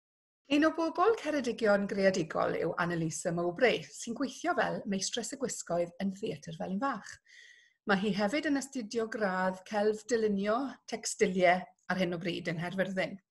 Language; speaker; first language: Welsh; native; Welsh